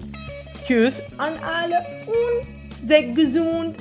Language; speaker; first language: German; non-native, learner; Portuguese